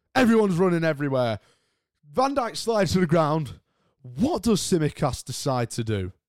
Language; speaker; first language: English; native; English